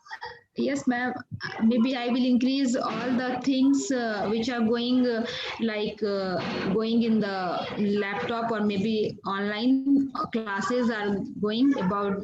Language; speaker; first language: English; non-native, learner; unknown